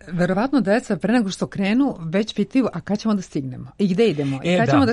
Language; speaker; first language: Serbian; native; Serbian